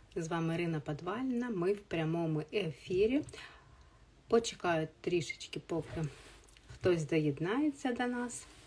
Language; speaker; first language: Ukrainian; native; Ukrainian